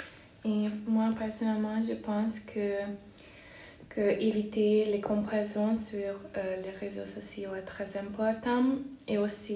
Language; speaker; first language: French; non-native, fluent; Hungarian